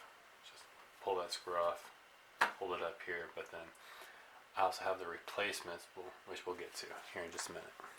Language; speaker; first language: English; native; English